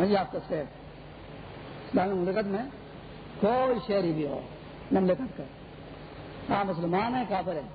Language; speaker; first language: Urdu; non-native, local second language; Pashto